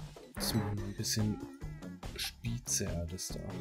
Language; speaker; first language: German; native; German